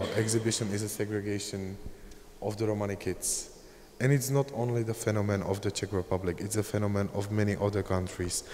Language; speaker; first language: English; non-native, fluent; Czech